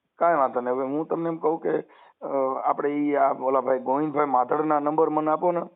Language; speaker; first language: Gujarati; native; Gujarati